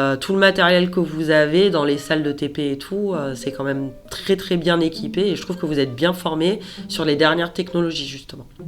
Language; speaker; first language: French; native; French